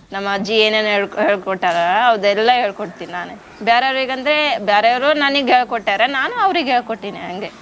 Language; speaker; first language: Kannada; non-native, local second language; Lambadi